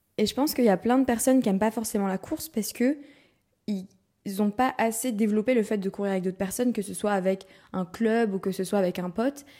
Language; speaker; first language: French; native; French